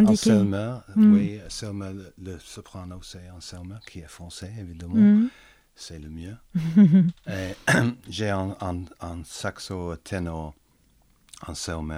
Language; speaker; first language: French; non-native, learner; English